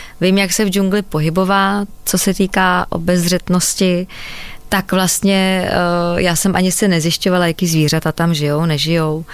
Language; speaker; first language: Czech; native; Czech